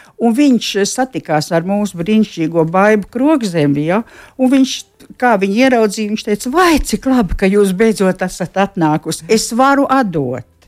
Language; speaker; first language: Latvian; native; Latvian